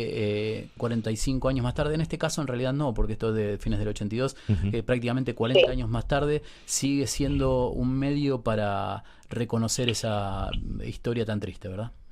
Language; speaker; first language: Spanish; native; Spanish